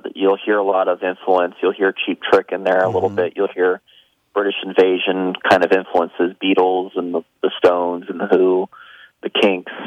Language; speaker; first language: English; native; English